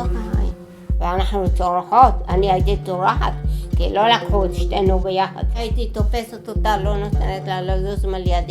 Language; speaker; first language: Hebrew; early bilingual, other home language; Arabic